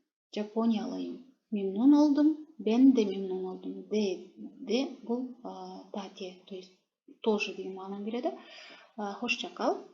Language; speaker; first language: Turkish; non-native, fluent; Kazakh